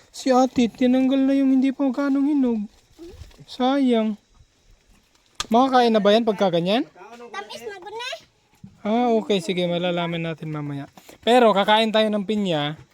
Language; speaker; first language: Filipino; non-native, local second language; Cebuano